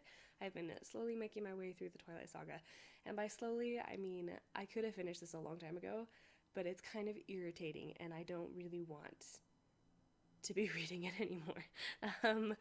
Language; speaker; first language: English; native; English